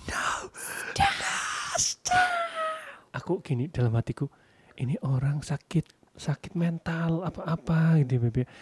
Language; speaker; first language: Indonesian; native; Indonesian